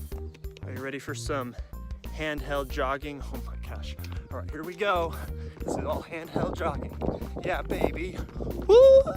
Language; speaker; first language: English; native; English